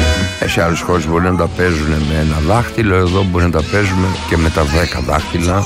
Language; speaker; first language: Greek; native; Greek